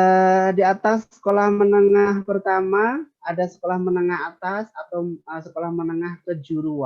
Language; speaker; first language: Indonesian; native; Indonesian